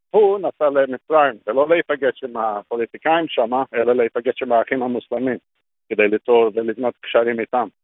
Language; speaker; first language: Hebrew; non-native, fluent; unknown